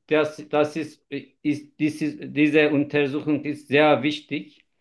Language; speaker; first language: German; non-native, learner; Turkish